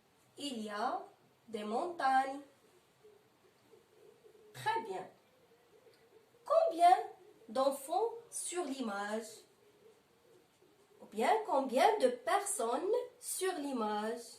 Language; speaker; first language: French; non-native, local second language; Arabic